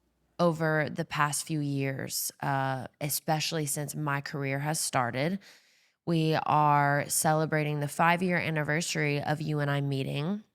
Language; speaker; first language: English; native; English